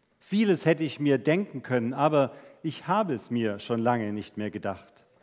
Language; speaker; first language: German; native; German